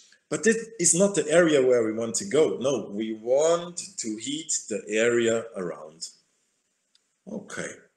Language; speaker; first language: English; non-native, fluent; German